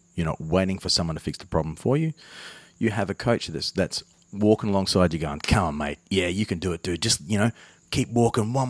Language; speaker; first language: English; native; English